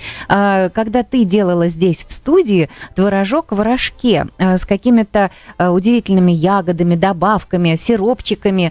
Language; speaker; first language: Russian; native; Russian